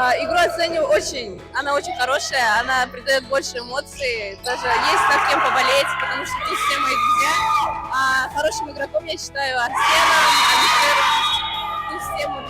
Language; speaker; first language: Russian; non-native, local second language; Kazakh